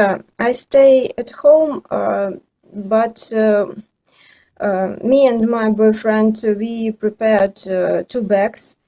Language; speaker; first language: English; non-native, learner; Ukrainian